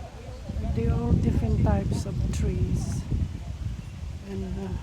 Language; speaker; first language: English; non-native, fluent; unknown